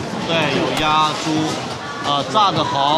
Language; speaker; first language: Chinese; native; Chinese